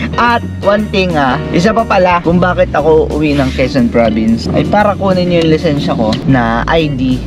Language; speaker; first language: Filipino; native; Filipino